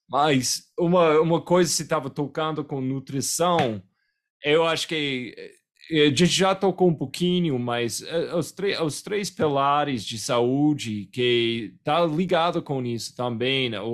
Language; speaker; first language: Portuguese; non-native, fluent; English